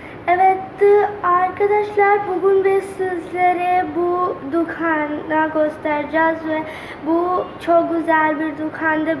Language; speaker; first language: Turkish; non-native, learner; Urdu